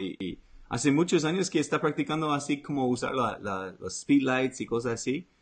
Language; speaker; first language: Spanish; non-native, learner; English